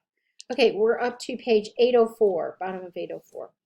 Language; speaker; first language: English; native; English